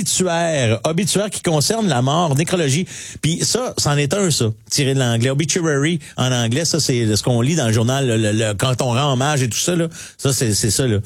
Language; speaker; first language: French; native; French